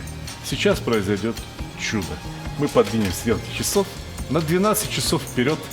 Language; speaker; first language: Russian; native; Russian